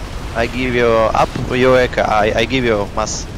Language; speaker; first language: English; non-native, learner; Russian